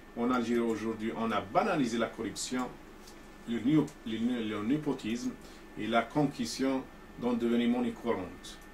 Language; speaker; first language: French; non-native, local second language; Arabic